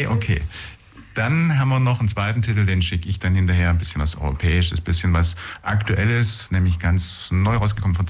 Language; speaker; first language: German; native; German